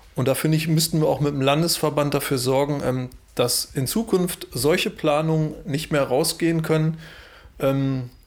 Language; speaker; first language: German; native; German